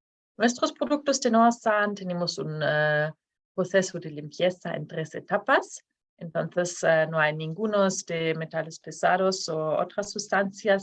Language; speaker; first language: Spanish; non-native, fluent; Norwegian